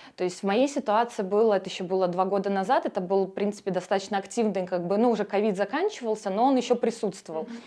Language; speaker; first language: Russian; native; Russian